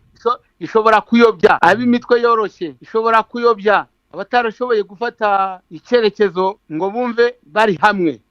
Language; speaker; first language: Kinyarwanda; native; Kinyarwanda